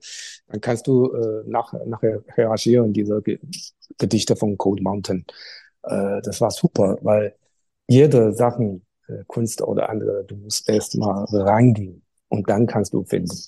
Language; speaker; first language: German; non-native, fluent; Chinese